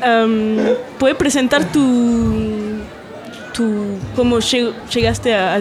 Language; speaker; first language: Spanish; non-native, fluent; French